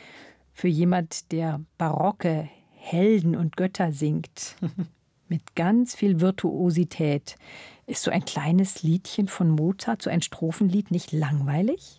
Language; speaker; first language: German; native; German